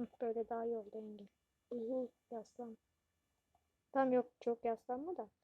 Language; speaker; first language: Turkish; native; Turkish